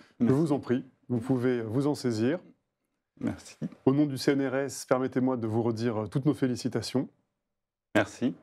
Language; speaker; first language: French; native; French